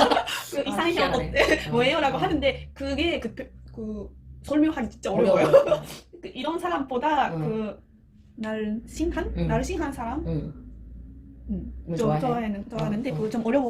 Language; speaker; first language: Korean; non-native, learner; Japanese